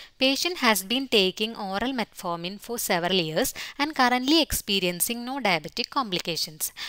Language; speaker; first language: English; non-native, local second language; Malayalam